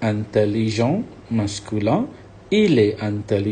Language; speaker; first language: French; non-native, fluent; Malay